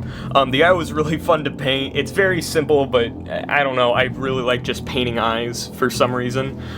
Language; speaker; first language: English; native; English